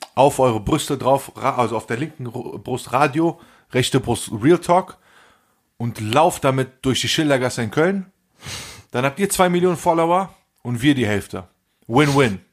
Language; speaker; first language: German; native; German